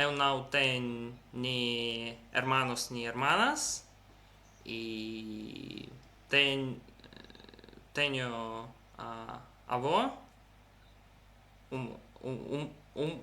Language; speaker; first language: Portuguese; non-native, learner; Russian